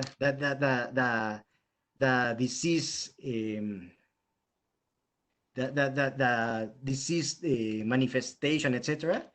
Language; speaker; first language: English; non-native, fluent; Spanish